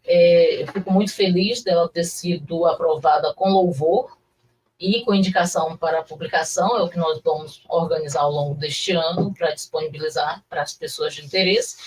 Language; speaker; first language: Portuguese; native; Portuguese